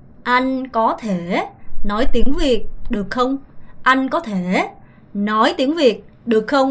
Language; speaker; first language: Vietnamese; non-native, fluent; Korean